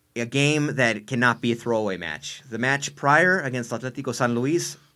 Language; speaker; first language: English; native; English